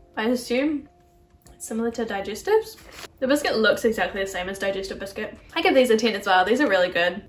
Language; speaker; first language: English; native; English